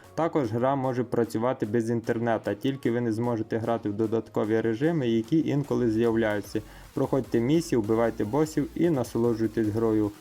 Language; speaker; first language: Ukrainian; native; Ukrainian